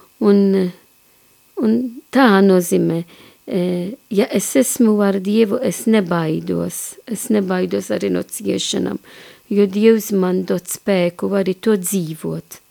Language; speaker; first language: Latvian; non-native, fluent; Maltese